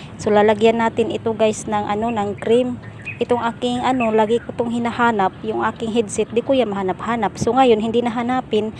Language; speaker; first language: Filipino; non-native, local second language; Cebuano